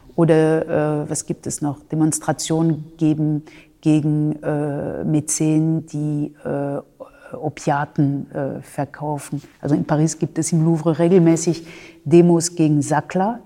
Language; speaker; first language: German; non-native, fluent; French